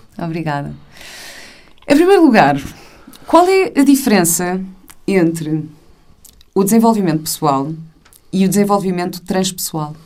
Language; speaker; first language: Portuguese; native; Portuguese